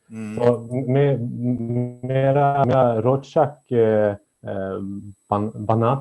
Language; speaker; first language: Hindi; non-native, learner; Swedish